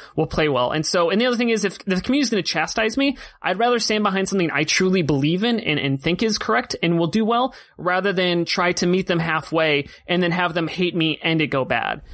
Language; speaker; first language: English; native; English